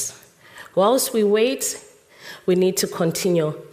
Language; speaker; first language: English; non-native, local second language; Shona